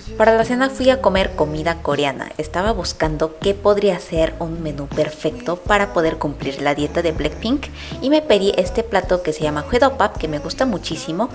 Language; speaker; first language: Spanish; non-native, fluent; Korean